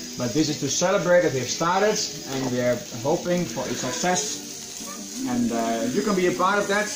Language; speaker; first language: English; non-native, fluent; Dutch